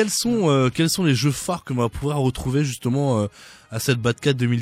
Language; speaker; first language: French; native; French